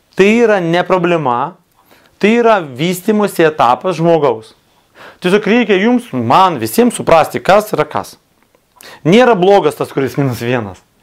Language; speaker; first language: Lithuanian; non-native, local second language; Russian